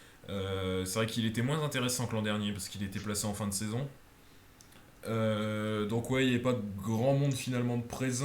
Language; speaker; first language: French; native; French